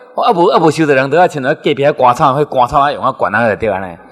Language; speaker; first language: Min Nan Chinese; native; Min Nan Chinese